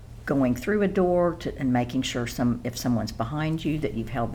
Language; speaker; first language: English; native; English